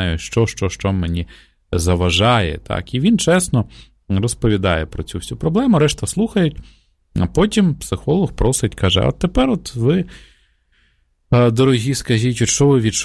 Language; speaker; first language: Ukrainian; native; Ukrainian